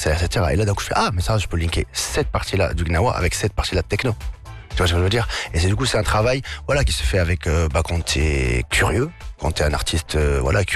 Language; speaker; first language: French; non-native, local second language; Arabic